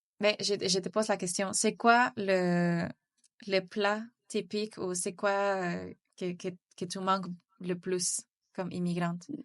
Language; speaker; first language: French; non-native, fluent; Spanish